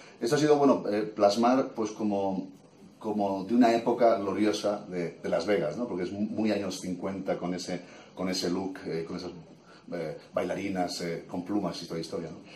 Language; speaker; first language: Spanish; early bilingual, heritage; Spanish